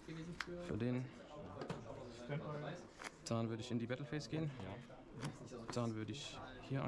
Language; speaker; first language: German; native; German